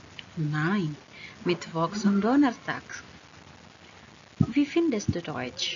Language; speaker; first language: German; non-native, learner; Indonesian